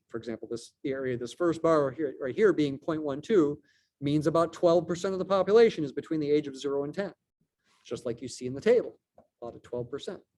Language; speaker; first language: English; native; English